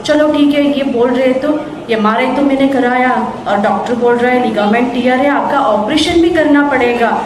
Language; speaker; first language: Hindi; non-native, local second language; Kannada